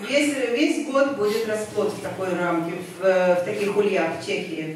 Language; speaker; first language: Russian; native; Russian